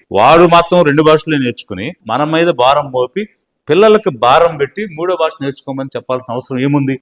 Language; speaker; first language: Telugu; native; Telugu